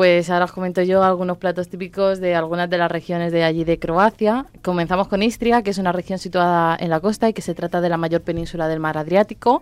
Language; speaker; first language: Spanish; native; Spanish